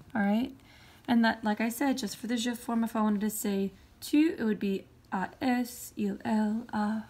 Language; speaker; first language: English; native; English